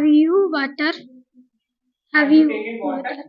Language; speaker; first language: English; non-native, learner; Hindi